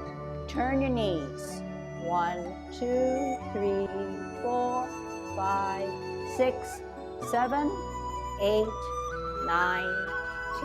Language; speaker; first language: English; native; English